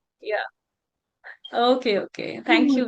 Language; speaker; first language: English; non-native, local second language; Hindi